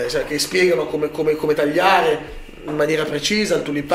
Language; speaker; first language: Italian; native; Italian